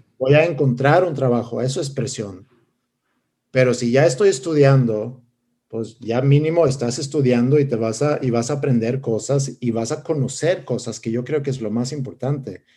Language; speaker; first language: Spanish; non-native, fluent; Swedish